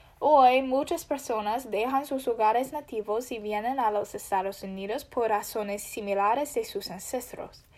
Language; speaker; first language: Spanish; non-native, learner; English